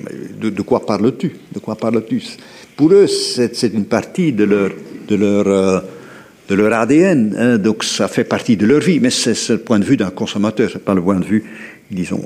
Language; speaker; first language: French; native; French